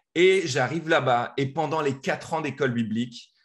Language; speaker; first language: French; native; French